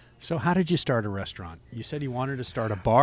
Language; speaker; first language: English; native; English